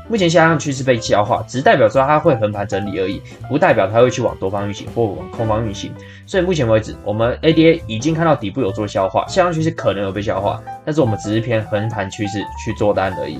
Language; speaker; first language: Chinese; native; Chinese